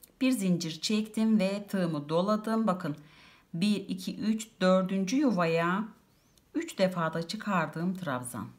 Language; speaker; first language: Turkish; native; Turkish